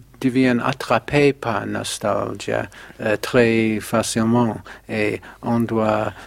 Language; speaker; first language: French; non-native, learner; English